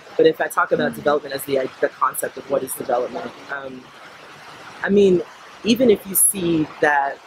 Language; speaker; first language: English; native; English